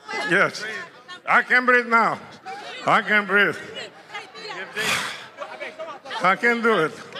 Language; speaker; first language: English; non-native, fluent; Spanish